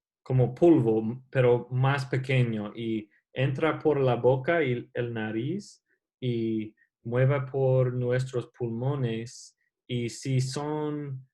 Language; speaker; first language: Spanish; non-native, learner; English